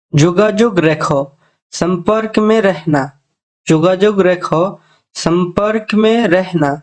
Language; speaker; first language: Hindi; non-native, fluent; Bangla